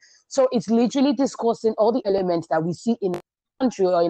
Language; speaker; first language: English; non-native, local second language; Igbo